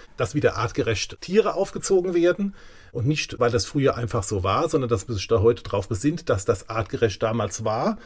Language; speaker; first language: German; native; German